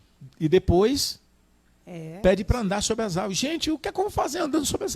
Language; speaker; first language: Portuguese; native; Portuguese